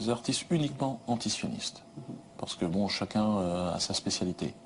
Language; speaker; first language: French; native; French